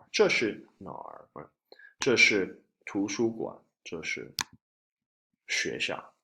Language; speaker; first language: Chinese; non-native, fluent; English